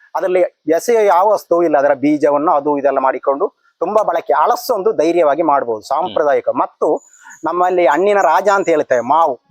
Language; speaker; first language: Kannada; native; Kannada